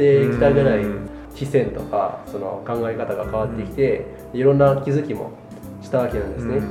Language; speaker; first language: Japanese; non-native, fluent; Arabic